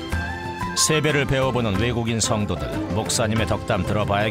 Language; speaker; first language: Korean; native; Korean